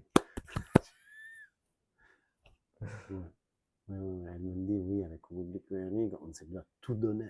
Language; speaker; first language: French; non-native, learner; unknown